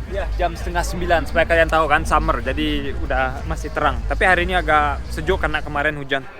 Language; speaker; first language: Indonesian; early bilingual, heritage; Indonesian